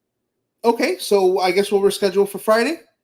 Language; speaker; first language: English; native; English